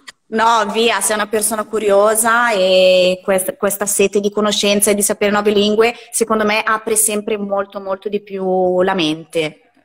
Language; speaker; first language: Italian; native; Italian